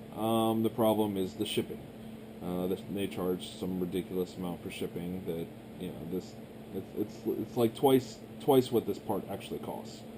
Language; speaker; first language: English; native; English